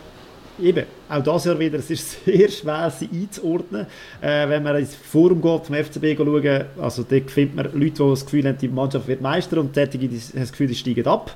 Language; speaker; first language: German; native; German